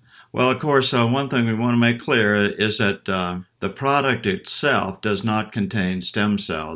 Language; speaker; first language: English; native; English